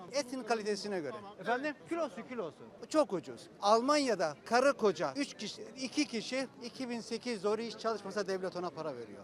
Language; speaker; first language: Turkish; early bilingual, heritage; Turkish